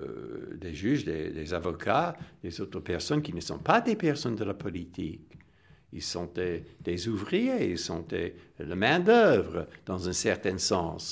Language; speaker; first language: French; non-native, fluent; English